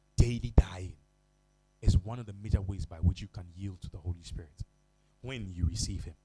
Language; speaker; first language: English; non-native, local second language; Ga